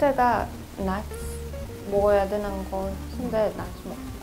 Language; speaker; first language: Korean; non-native, learner; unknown